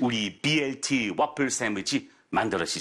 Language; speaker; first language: Korean; non-native, learner; English